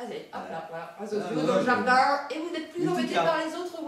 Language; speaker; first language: French; native; French